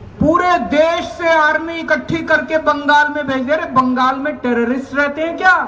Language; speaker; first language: Hindi; native; Hindi